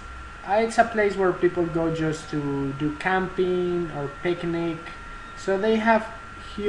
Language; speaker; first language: English; non-native, fluent; Spanish